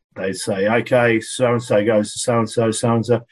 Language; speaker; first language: English; native; English